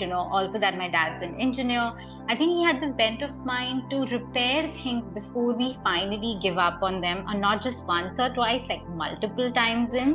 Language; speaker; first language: English; non-native, local second language; Hindi